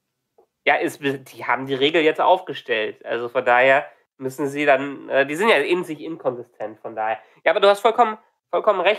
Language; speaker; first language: German; native; German